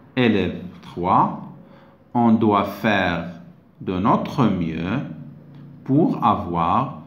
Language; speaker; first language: French; non-native, local second language; Arabic